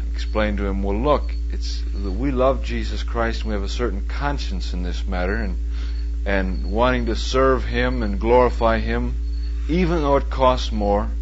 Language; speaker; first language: English; native; English